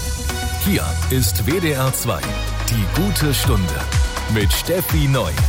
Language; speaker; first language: German; native; German